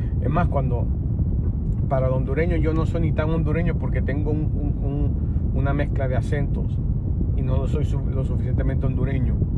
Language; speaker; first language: Spanish; early bilingual, other home language; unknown